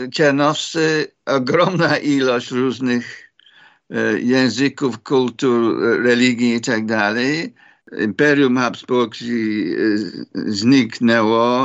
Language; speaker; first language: Polish; non-native, fluent; English